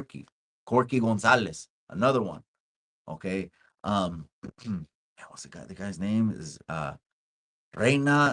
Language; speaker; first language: English; early bilingual, other home language; Spanish